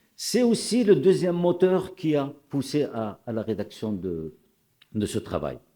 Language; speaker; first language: French; non-native, local second language; Arabic